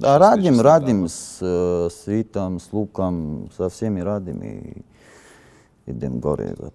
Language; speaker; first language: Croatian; non-native, learner; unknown